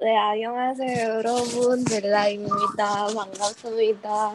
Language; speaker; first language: Korean; non-native, learner; Indonesian